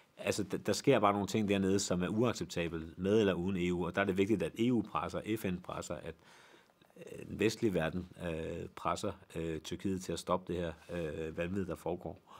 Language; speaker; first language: Danish; native; Danish